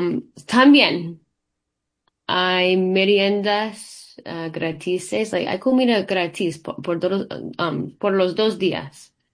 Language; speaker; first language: Spanish; early bilingual, heritage; English